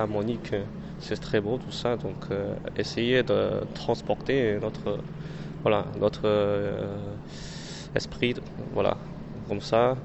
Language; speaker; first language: French; non-native, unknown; Chinese